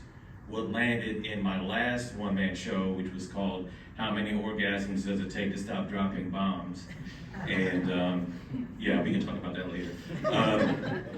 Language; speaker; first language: English; native; English